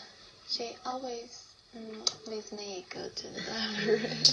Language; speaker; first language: English; non-native, learner; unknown